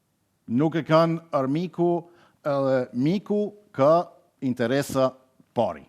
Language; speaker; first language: Albanian; non-native, fluent; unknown